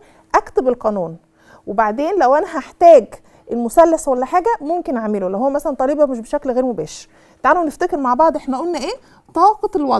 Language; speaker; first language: Arabic; native; Arabic